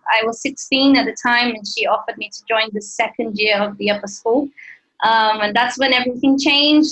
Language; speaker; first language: English; non-native, fluent; Portuguese